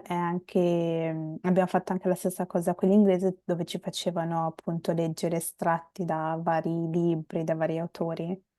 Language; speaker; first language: Italian; early bilingual, other home language; Bangla